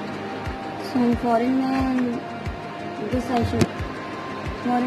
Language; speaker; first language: Hindi; native; Hindi